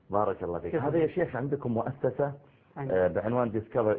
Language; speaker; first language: Arabic; native; Arabic